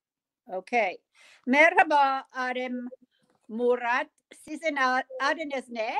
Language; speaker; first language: Turkish; non-native, learner; English